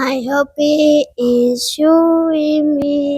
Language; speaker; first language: English; non-native, learner; Indonesian